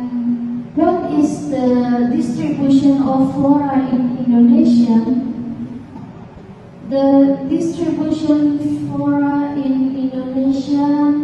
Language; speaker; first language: English; non-native, learner; Indonesian